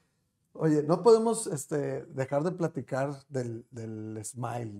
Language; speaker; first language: Spanish; native; Spanish